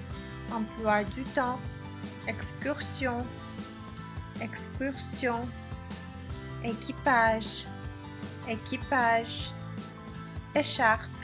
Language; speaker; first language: French; non-native, fluent; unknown